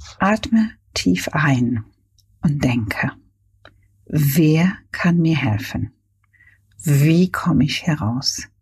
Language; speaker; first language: German; non-native, fluent; Hungarian